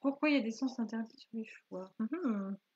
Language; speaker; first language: French; native; French